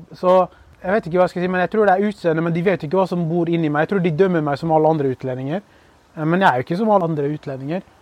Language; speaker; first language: Norwegian; early bilingual, other home language; Kurdish